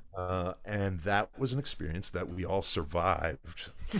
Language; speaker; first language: English; native; English